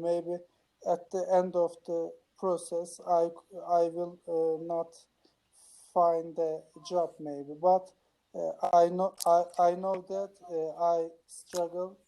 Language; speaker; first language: English; non-native, learner; Turkish